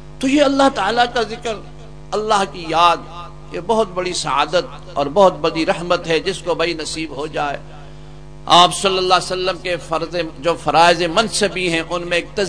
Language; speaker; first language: Urdu; non-native, local second language; Punjabi